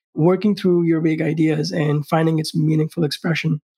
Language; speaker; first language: English; non-native, local second language; Hindi